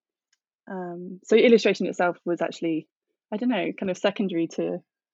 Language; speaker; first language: English; native; English